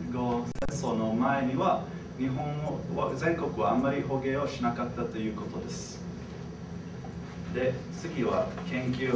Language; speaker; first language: Japanese; non-native, fluent; English